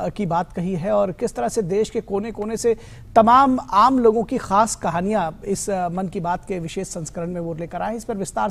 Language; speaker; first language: Hindi; non-native, local second language; Gujarati